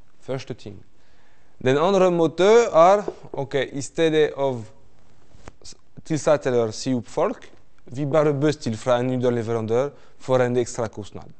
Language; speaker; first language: Norwegian; non-native, fluent; French